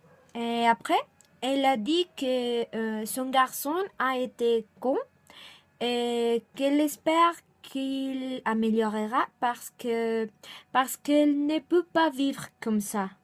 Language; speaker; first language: French; non-native, learner; Spanish